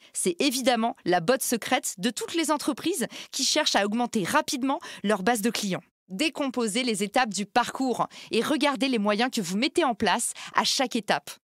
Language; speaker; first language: French; native; French